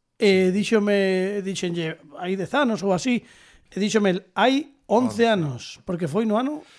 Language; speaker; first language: Galician; native; Galician